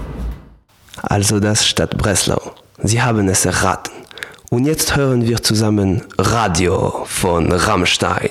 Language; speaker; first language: German; non-native, learner; Polish